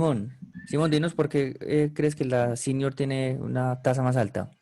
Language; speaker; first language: Spanish; native; Spanish